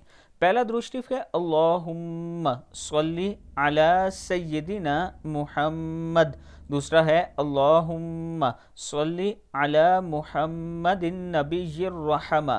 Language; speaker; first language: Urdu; non-native, local second language; Punjabi